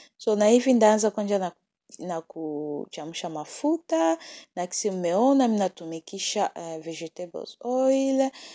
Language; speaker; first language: Swahili; native; Swahili